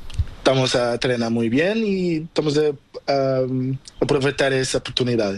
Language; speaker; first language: Spanish; non-native, learner; Portuguese